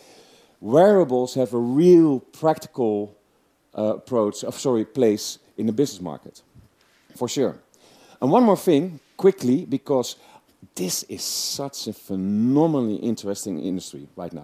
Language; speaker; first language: English; non-native, fluent; Dutch